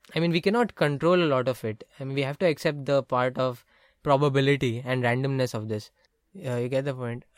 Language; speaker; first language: English; non-native, local second language; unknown